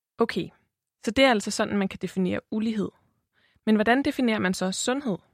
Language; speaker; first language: Danish; native; Danish